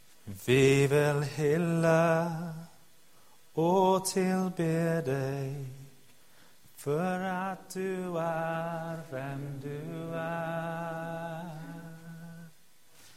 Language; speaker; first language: Swedish; non-native, fluent; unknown